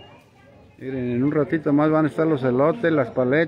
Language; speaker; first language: Spanish; native; Spanish